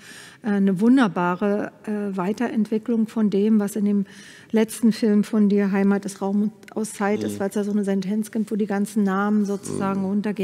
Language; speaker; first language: German; native; German